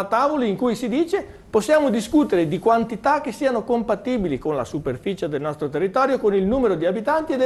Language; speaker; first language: Italian; native; Italian